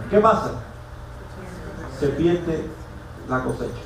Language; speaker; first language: Spanish; native; Spanish